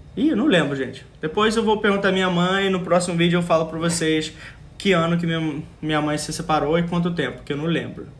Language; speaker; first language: Portuguese; early bilingual, other home language; English